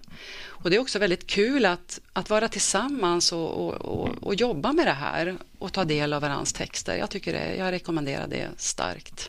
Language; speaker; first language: Swedish; native; Swedish